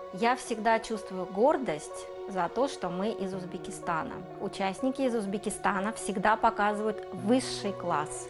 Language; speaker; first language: Russian; native; Russian